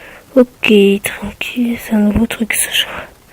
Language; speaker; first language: French; native; French